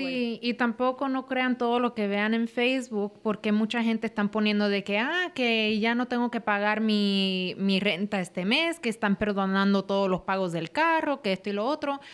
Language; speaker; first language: Spanish; early bilingual, heritage; Spanish